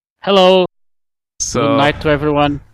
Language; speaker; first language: English; non-native, learner; Portuguese